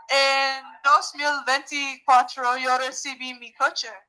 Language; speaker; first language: Spanish; non-native, learner; English